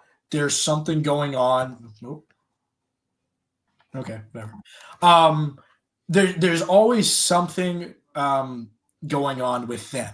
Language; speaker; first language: English; native; English